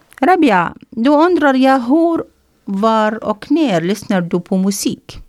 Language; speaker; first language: Swedish; non-native, learner; Arabic